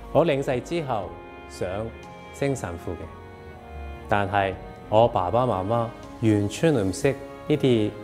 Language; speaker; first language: Chinese; non-native, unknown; Korean